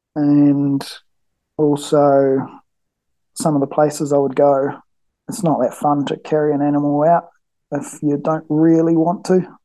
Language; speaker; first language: English; native; English